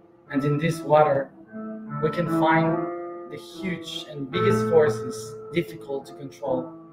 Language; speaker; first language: English; non-native, fluent; Spanish